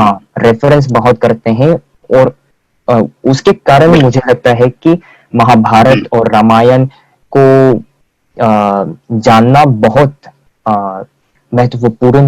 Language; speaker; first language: Hindi; non-native, fluent; Korean